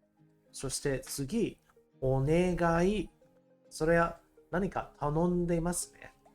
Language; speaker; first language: Japanese; non-native, learner; English